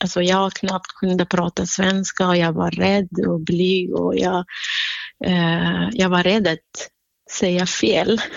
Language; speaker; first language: Swedish; non-native, fluent; Central Kurdish